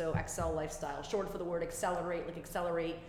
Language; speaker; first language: English; native; English